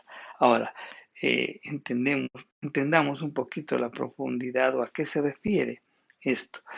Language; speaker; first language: Spanish; native; Spanish